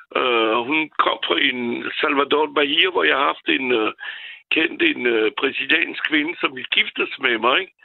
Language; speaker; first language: Danish; non-native, fluent; French